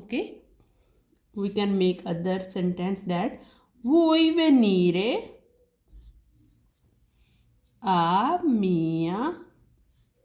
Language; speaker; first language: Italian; non-native, learner; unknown